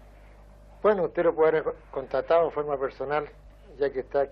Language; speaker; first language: Spanish; native; Spanish